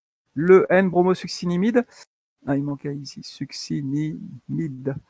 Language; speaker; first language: French; native; French